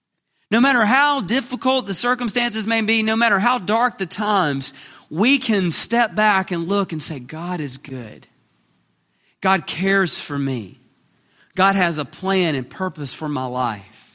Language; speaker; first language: English; native; English